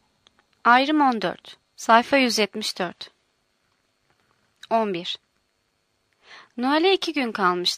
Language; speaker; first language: Turkish; native; Turkish